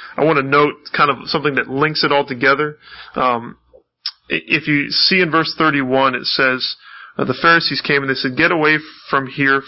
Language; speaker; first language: English; native; English